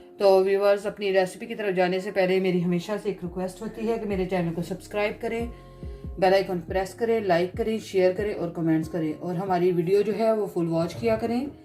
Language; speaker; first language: Urdu; native; Urdu